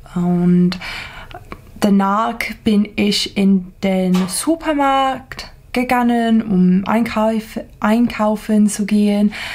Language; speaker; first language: German; non-native, learner; English